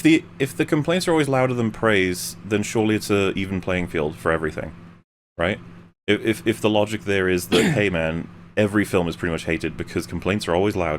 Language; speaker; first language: English; native; English